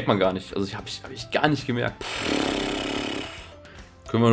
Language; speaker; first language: German; native; German